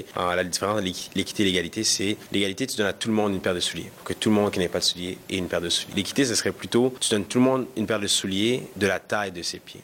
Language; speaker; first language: French; early bilingual, other home language; Kinyarwanda